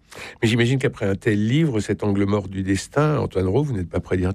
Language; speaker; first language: French; native; French